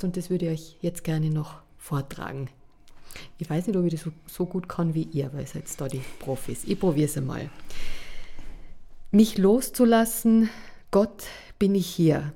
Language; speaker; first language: German; native; German